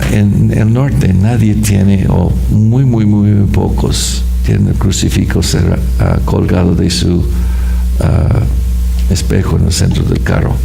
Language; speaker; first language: Spanish; non-native, fluent; English